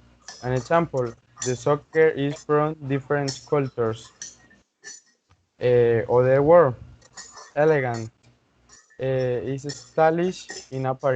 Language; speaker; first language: English; non-native, learner; Spanish